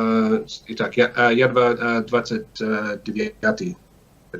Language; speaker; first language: Russian; non-native, learner; English